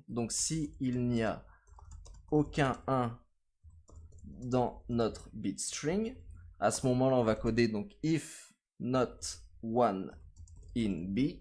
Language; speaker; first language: French; native; French